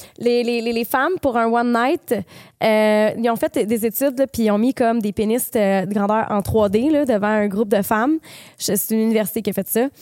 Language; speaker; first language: French; native; French